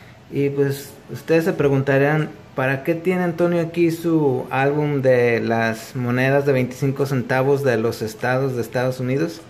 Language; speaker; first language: Spanish; native; Spanish